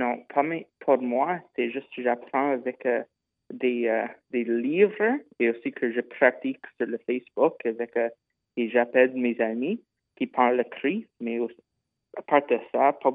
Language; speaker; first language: French; non-native, local second language; English